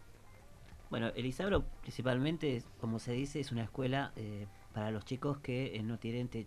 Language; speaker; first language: Spanish; native; Spanish